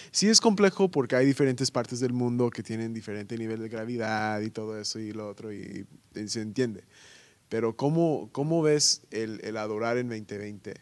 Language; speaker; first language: Spanish; early bilingual, heritage; Spanish